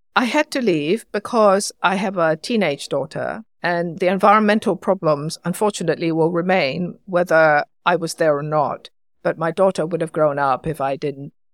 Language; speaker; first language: English; non-native, local second language; Cantonese